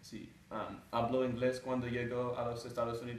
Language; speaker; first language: Spanish; non-native, learner; English